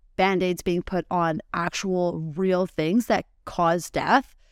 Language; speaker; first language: English; native; English